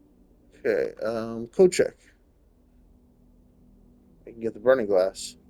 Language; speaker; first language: English; native; English